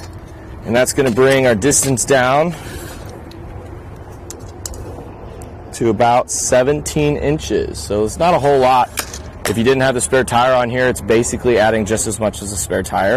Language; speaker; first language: English; native; English